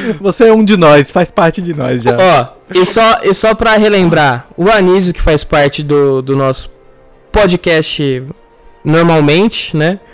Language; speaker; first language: Portuguese; native; Portuguese